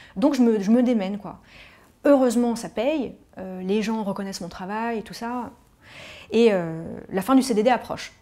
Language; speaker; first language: French; native; French